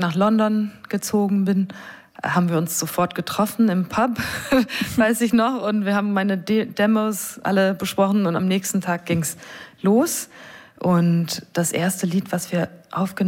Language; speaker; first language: German; non-native, fluent; English